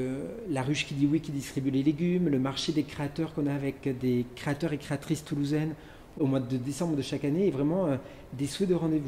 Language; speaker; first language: French; native; French